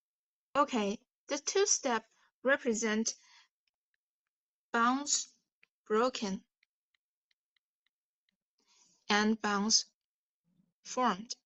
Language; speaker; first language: English; non-native, fluent; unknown